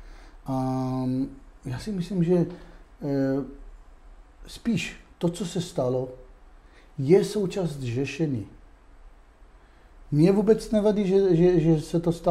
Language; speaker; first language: Czech; non-native, fluent; Hebrew